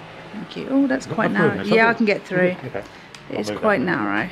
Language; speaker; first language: English; native; English